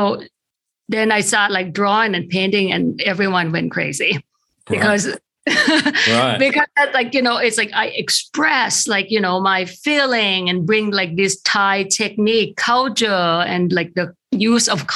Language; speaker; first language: English; non-native, fluent; Thai